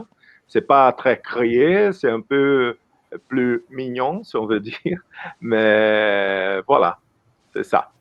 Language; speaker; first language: French; non-native, fluent; Portuguese